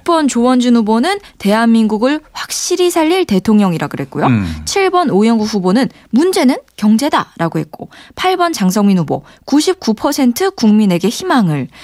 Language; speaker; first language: Korean; native; Korean